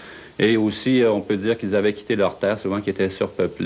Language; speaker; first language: French; native; French